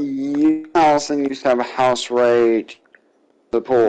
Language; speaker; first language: English; native; English